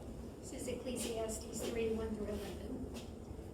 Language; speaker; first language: English; native; English